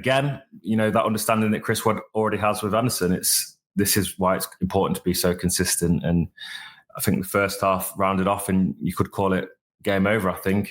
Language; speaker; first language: English; native; English